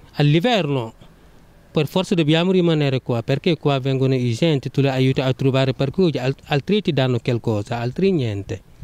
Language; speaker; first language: Italian; non-native, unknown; Wolof